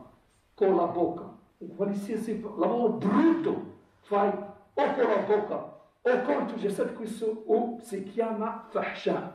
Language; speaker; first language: Italian; non-native, fluent; Arabic